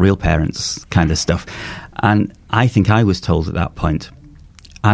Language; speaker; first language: English; native; English